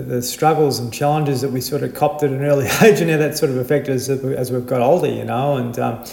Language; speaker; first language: English; native; English